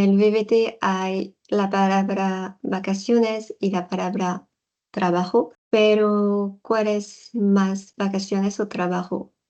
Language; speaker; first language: Spanish; non-native, fluent; French